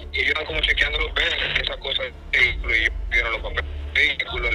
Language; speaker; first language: Spanish; native; Spanish